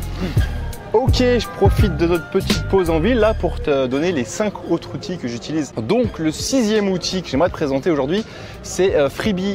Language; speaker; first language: French; native; French